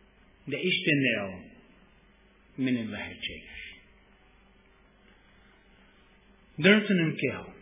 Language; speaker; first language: Hungarian; non-native, fluent; English